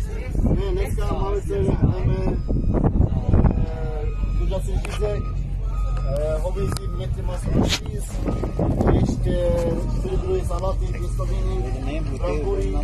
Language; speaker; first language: Czech; non-native, fluent; Arabic